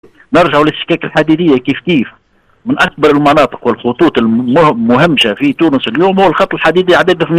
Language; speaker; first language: Arabic; native; Arabic